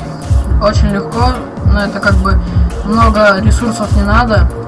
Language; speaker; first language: Russian; native; Russian